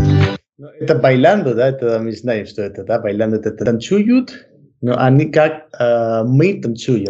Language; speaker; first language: Russian; non-native, learner; Spanish